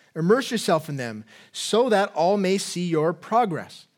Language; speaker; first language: English; native; English